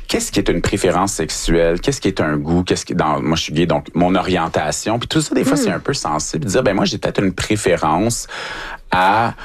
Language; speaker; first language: French; native; French